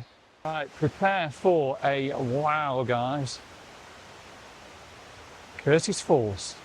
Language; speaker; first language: English; native; English